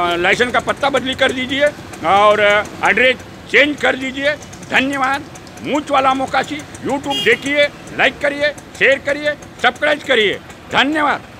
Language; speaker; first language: Hindi; non-native, local second language; Marathi